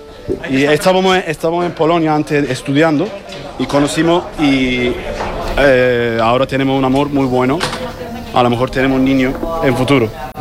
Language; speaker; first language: Spanish; non-native, learner; Turkish